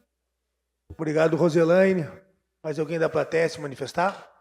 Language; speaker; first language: Portuguese; native; Portuguese